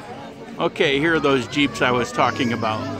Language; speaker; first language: English; native; English